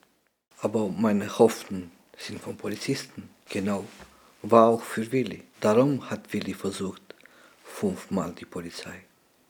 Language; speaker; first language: German; non-native, learner; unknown